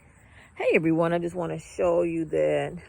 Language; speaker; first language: English; native; English